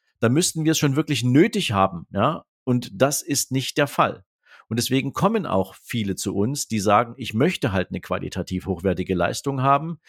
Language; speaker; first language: German; native; German